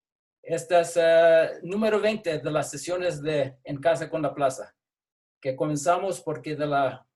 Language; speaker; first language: Spanish; early bilingual, heritage; English